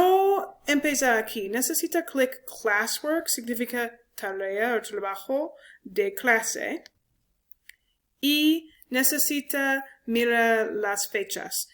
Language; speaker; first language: Spanish; non-native, learner; English